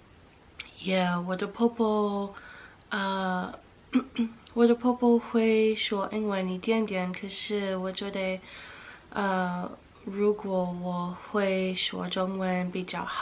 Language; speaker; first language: Chinese; non-native, learner; English